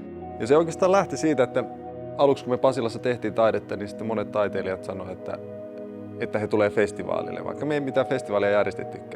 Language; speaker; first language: Finnish; native; Finnish